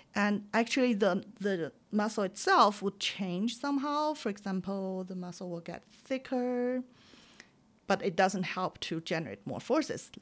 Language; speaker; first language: English; non-native, fluent; Chinese